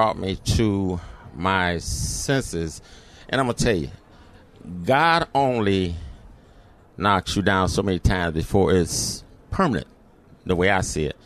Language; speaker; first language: English; native; English